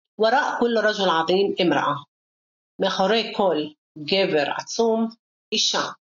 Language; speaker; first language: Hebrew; non-native, local second language; Arabic